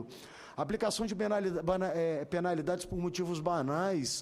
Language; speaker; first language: Portuguese; native; Portuguese